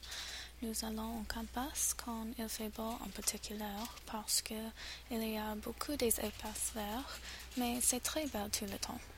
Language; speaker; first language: French; non-native, learner; English